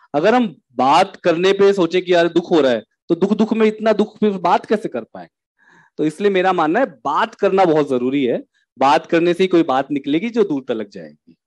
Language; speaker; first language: Hindi; native; Hindi